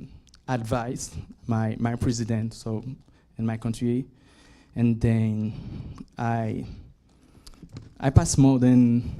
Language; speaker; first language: English; non-native, learner; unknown